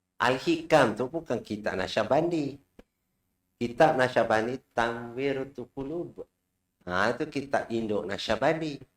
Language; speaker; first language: Malay; non-native, local second language; Chinese